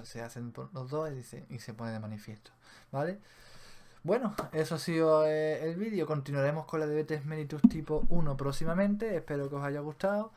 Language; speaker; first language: Spanish; native; Spanish